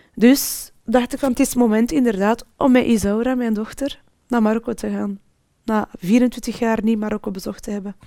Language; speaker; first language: Dutch; early bilingual, other home language; Arabic